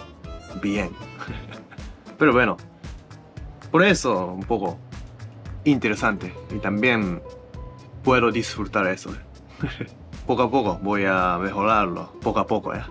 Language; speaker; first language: Spanish; non-native, learner; Japanese